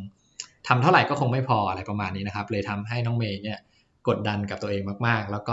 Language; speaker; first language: Thai; native; Thai